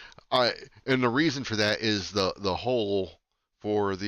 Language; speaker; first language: English; native; English